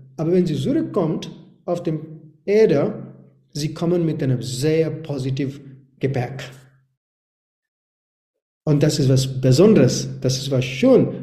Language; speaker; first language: German; non-native, learner; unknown